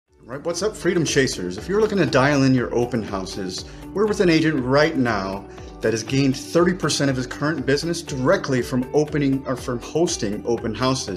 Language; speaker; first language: English; native; English